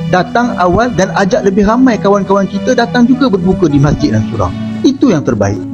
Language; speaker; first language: Malay; native; Malay